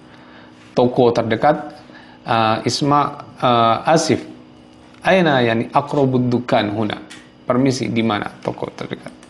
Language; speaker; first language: Arabic; non-native, fluent; Javanese